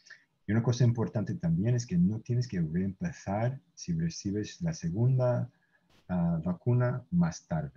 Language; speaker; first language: Spanish; non-native, fluent; English